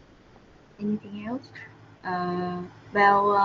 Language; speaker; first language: English; non-native, learner; Vietnamese